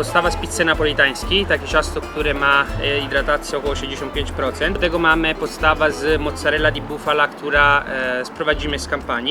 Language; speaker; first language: Polish; non-native, learner; Italian